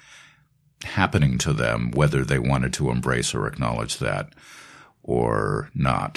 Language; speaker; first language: English; native; English